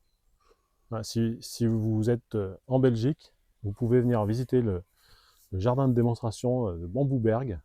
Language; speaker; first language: French; native; French